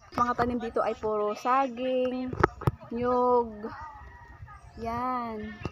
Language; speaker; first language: Filipino; non-native, local second language; Bikol